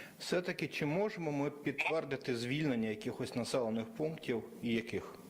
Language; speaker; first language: Ukrainian; native; Ukrainian